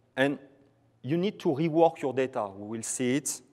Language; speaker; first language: English; non-native, fluent; French